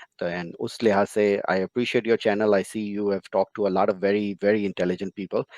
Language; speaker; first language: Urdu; native; Urdu